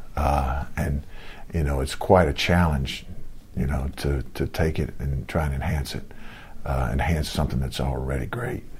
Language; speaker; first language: English; native; English